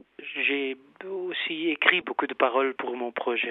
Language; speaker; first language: French; non-native, fluent; Dutch